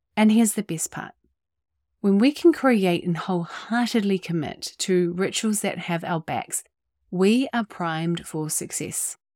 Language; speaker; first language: English; native; English